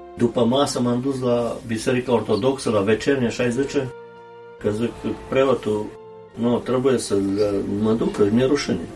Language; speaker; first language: Romanian; native; Romanian